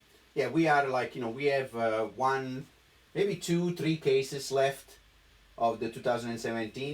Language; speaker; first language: English; non-native, fluent; Italian